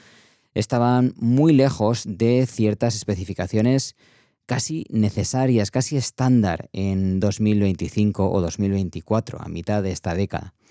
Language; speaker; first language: Spanish; native; Spanish